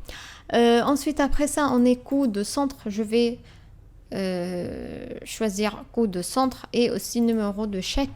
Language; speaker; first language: French; non-native, fluent; Arabic